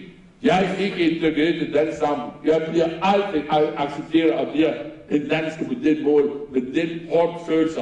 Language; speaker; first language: Danish; non-native, fluent; Arabic